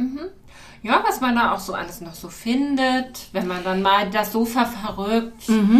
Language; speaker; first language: German; native; German